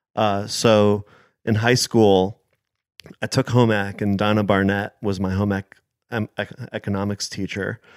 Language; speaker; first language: English; early bilingual, other home language; Hebrew